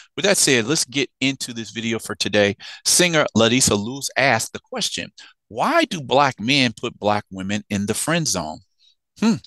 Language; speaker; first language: English; native; English